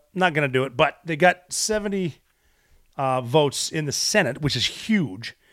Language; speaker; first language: English; native; English